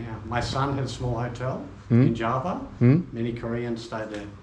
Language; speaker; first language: English; non-native, learner; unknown